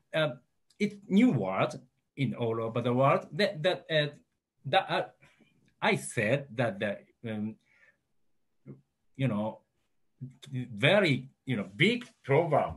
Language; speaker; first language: English; non-native, learner; Japanese